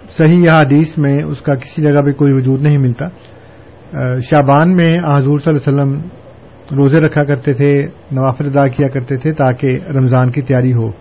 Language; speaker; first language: Urdu; native; Urdu